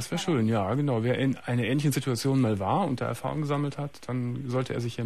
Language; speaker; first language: German; native; German